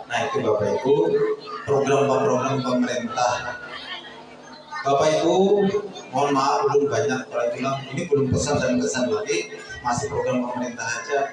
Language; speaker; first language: Indonesian; non-native, local second language; Banjar